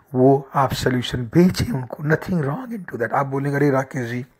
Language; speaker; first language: Hindi; native; Hindi